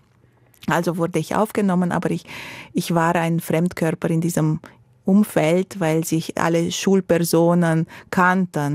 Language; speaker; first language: German; non-native, local second language; Romanian